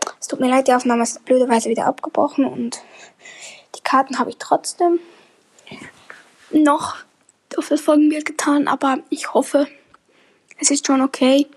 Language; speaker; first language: German; native; German